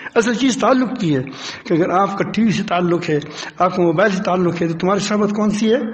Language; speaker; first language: Urdu; non-native, local second language; Pashto